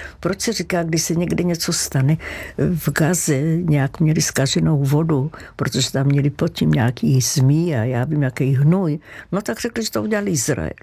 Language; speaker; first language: Czech; native; Czech